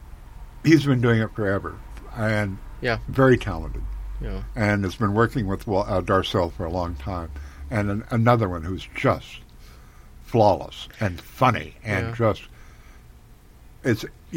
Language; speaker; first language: English; native; English